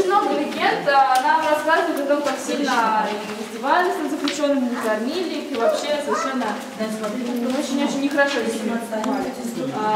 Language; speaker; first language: Russian; native; Russian